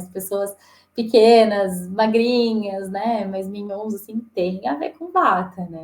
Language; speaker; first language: Portuguese; native; Portuguese